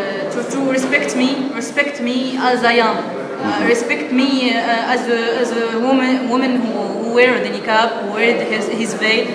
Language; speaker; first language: English; non-native, learner; Arabic